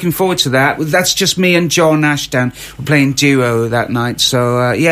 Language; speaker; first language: English; native; English